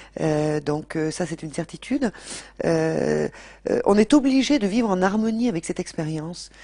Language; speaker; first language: French; native; French